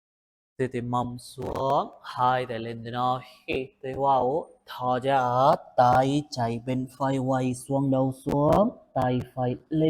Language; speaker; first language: Vietnamese; non-native, learner; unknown